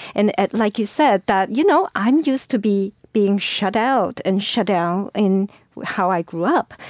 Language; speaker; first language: English; non-native, fluent; Chinese